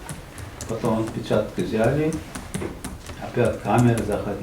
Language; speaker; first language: Russian; non-native, learner; Uzbek